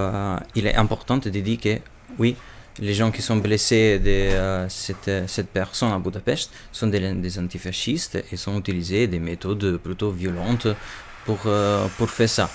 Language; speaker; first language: French; non-native, fluent; Albanian